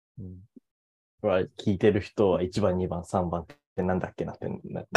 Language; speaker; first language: Japanese; native; Japanese